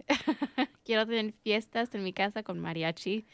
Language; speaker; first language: Spanish; early bilingual, heritage; Spanish